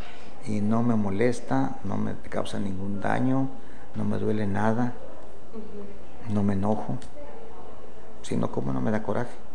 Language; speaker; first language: Spanish; native; Spanish